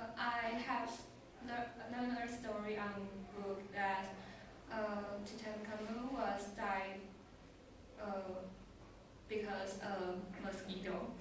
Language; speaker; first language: English; non-native, learner; Chinese